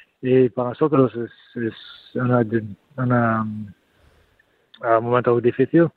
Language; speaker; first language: Spanish; non-native, learner; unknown